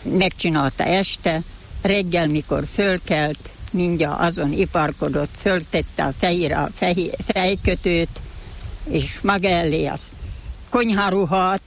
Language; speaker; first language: Hungarian; native; Hungarian